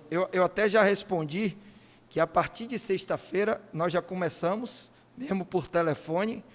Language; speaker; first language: Portuguese; native; Portuguese